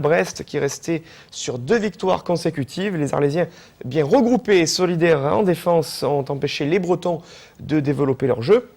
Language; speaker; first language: French; native; French